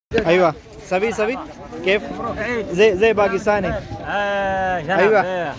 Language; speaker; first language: Arabic; non-native, learner; Urdu